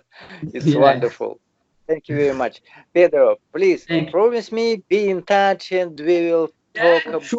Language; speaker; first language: English; non-native, learner; Russian